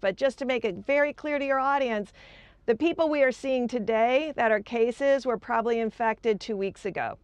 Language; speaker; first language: English; native; English